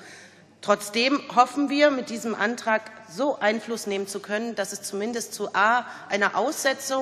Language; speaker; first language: German; native; German